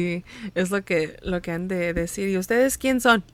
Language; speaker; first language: Spanish; early bilingual, heritage; Spanish